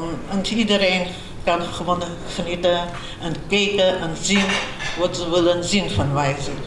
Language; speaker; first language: Dutch; non-native, fluent; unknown